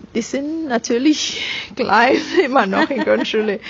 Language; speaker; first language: German; non-native, fluent; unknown